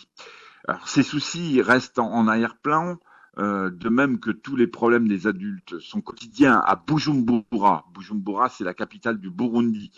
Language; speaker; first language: French; native; French